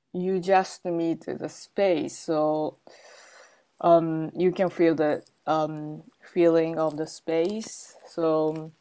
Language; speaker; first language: English; non-native, learner; Japanese